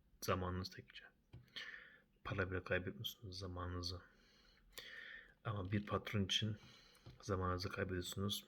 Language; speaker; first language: Turkish; early bilingual, heritage; Turkish